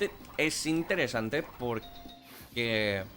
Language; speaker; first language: Spanish; non-native, fluent; English